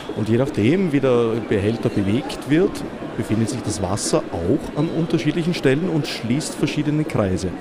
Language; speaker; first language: German; native; German